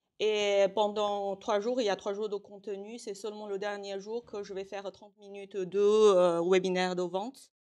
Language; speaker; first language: French; non-native, fluent; Chinese